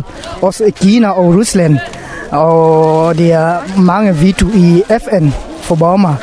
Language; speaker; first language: Danish; non-native, learner; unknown